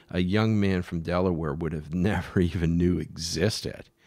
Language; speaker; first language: English; native; English